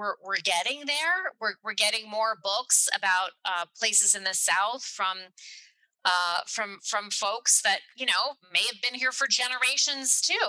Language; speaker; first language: English; native; English